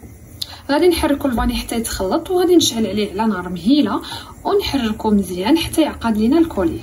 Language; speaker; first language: Arabic; native; Arabic